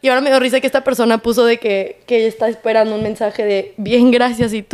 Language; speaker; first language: Spanish; native; Spanish